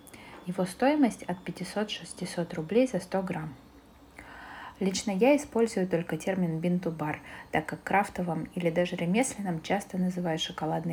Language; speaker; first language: Russian; native; Russian